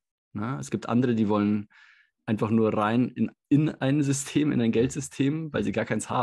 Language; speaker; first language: German; native; German